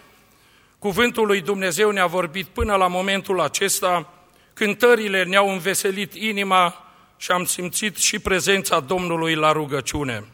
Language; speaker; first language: Romanian; native; Romanian